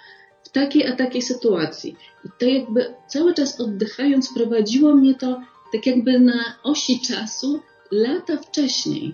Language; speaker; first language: Polish; native; Polish